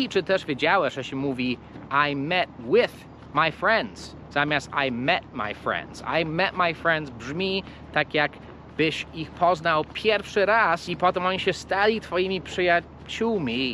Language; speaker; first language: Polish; non-native, fluent; English